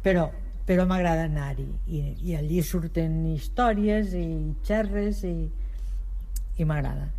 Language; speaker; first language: Catalan; non-native, local second language; Spanish